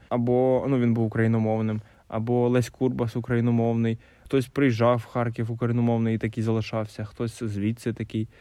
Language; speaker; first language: Ukrainian; non-native, local second language; Russian